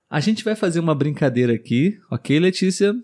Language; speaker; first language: Portuguese; native; Portuguese